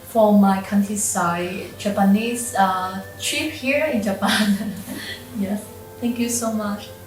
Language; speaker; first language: English; non-native, local second language; Vietnamese